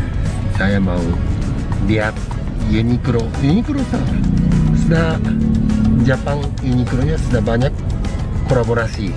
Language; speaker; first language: Indonesian; non-native, learner; Japanese